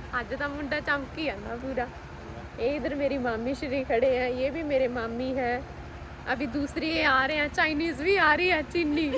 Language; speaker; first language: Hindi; non-native, local second language; Punjabi